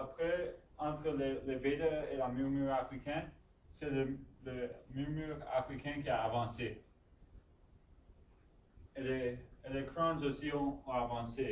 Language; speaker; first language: French; non-native, learner; English